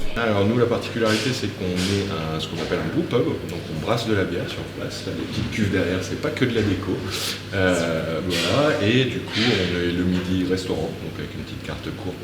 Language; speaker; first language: French; native; French